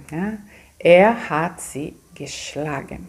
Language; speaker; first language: German; non-native, fluent; Portuguese